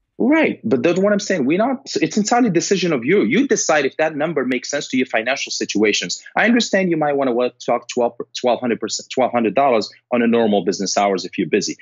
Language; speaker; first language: English; non-native, fluent; Arabic